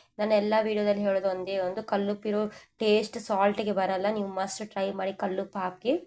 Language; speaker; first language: Kannada; non-native, local second language; Telugu